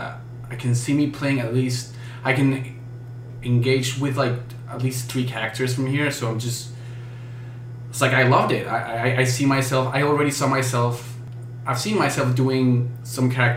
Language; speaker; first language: English; non-native, fluent; Spanish